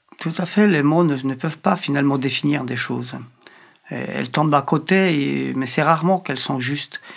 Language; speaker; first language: French; non-native, fluent; Polish